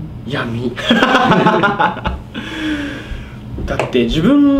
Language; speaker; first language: Japanese; native; Japanese